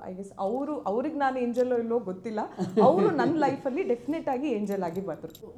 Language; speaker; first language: Kannada; native; Kannada